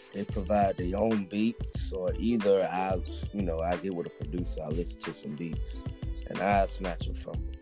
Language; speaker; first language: English; native; English